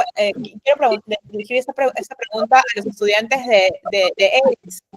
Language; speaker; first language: Spanish; native; Spanish